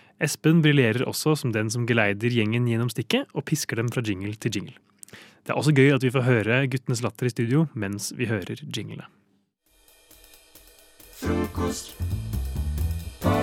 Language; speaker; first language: Norwegian; native; Norwegian